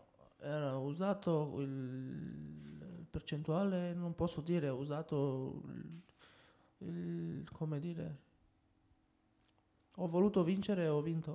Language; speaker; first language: Italian; non-native, fluent; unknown